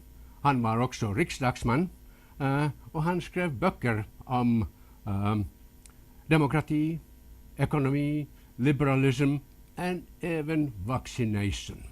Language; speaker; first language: Swedish; non-native, local second language; Finnish